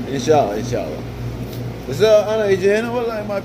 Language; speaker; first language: Arabic; non-native, learner; Filipino